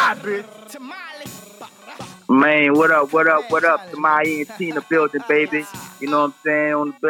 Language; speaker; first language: English; native; English